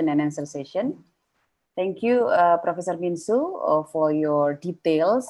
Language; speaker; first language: English; non-native, fluent; Indonesian